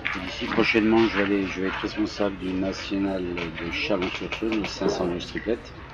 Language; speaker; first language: French; native; French